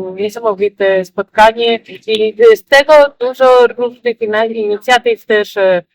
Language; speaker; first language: Polish; non-native, fluent; Spanish